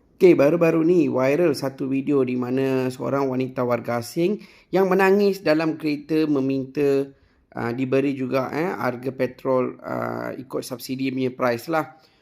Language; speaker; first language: Malay; non-native, local second language; Tamil